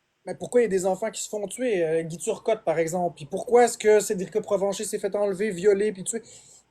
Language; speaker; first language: French; native; French